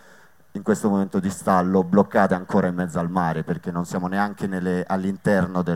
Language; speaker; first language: Italian; native; Italian